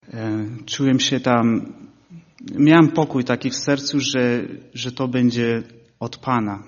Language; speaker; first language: Polish; early bilingual, heritage; Polish